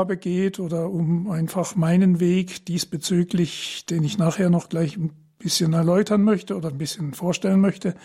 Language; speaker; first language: German; native; German